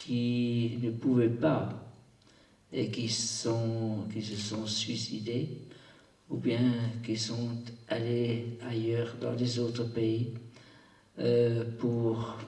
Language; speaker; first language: French; non-native, local second language; German